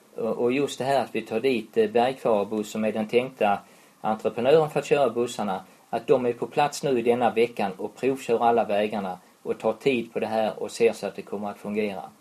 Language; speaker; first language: Swedish; native; Swedish